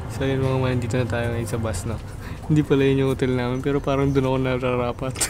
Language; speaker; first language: Filipino; native; Filipino